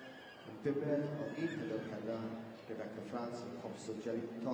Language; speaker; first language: Welsh; native; Welsh